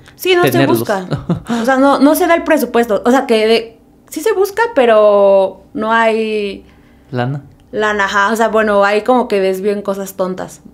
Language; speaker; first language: Spanish; native; Spanish